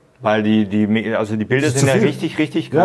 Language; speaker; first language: German; native; German